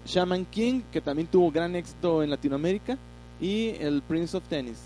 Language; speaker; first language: Spanish; native; Spanish